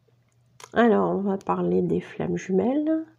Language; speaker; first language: French; native; French